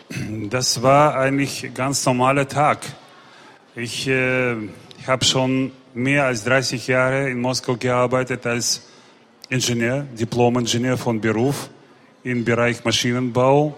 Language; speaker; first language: German; non-native, fluent; Russian